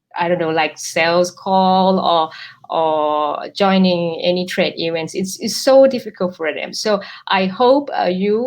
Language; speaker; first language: English; non-native, fluent; Thai